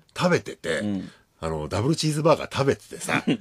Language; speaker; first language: Japanese; native; Japanese